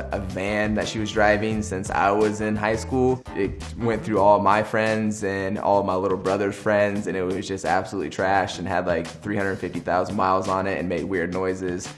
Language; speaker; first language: English; native; English